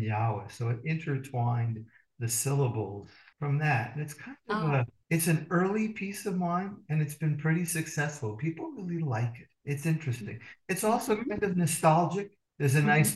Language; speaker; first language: English; native; English